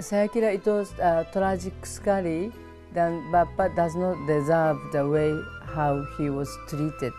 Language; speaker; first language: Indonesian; non-native, fluent; Japanese